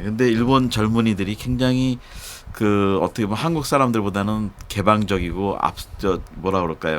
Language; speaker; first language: Korean; native; Korean